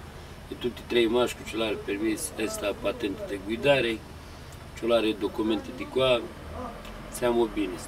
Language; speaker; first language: Italian; non-native, learner; Romanian